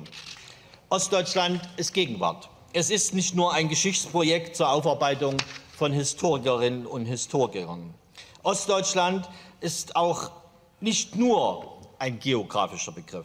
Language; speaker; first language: German; native; German